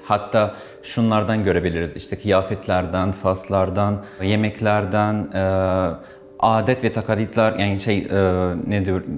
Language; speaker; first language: Turkish; non-native, fluent; Arabic